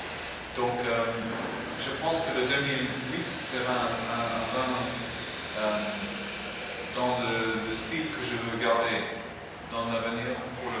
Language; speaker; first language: French; non-native, fluent; English